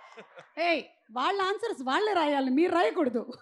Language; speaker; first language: Telugu; native; Telugu